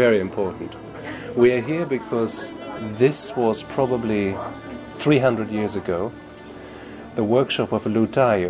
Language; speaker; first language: English; non-native, fluent; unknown